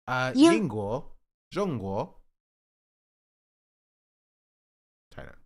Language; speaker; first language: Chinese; non-native, learner; English